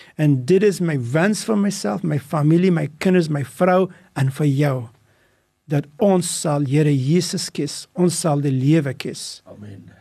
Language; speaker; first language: Afrikaans; non-native, local second language; English